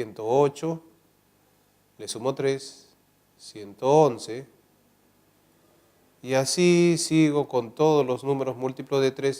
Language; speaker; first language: Spanish; native; Spanish